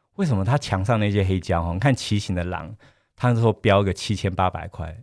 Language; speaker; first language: Chinese; native; Chinese